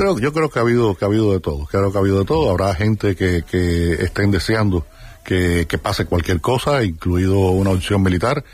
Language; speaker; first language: Spanish; native; Spanish